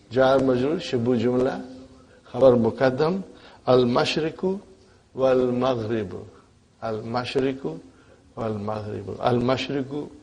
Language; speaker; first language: Arabic; non-native, fluent; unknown